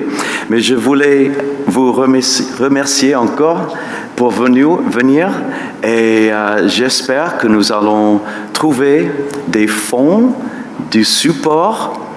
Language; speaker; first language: French; non-native, fluent; English